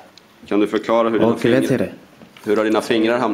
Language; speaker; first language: Swedish; native; Swedish